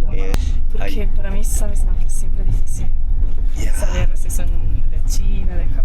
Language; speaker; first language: Spanish; non-native, fluent; Italian